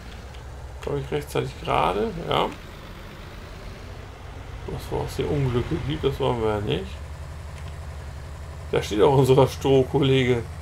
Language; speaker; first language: German; native; German